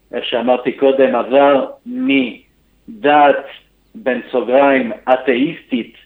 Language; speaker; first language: Hebrew; early bilingual, other home language; Spanish